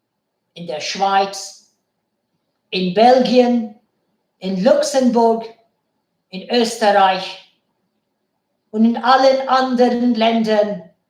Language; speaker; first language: German; non-native, fluent; Bangla